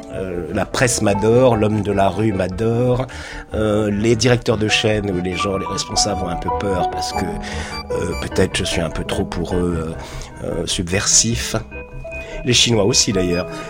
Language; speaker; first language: French; native; French